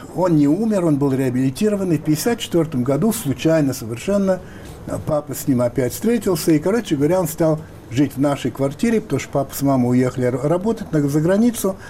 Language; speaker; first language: Russian; non-native, fluent; French